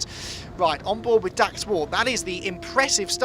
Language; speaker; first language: English; native; English